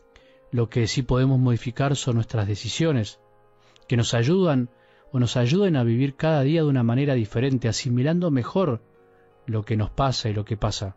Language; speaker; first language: Spanish; native; Spanish